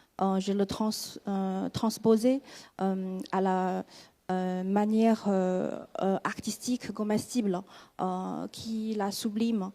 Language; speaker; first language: French; non-native, fluent; Chinese